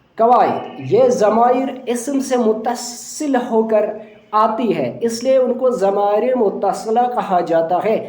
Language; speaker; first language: Urdu; non-native, local second language; Punjabi